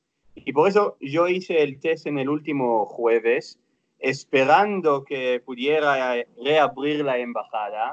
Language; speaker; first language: Spanish; non-native, fluent; Hebrew